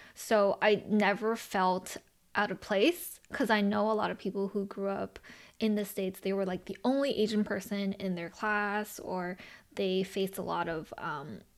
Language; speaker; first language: English; early bilingual, other home language; Chinese